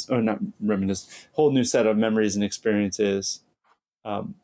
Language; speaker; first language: English; native; English